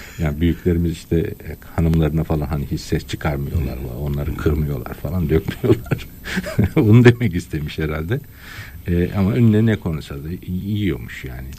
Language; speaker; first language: Turkish; native; Turkish